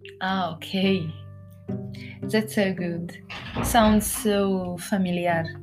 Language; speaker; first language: English; non-native, learner; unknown